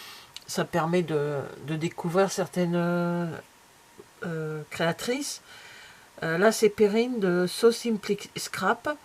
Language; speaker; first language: French; native; French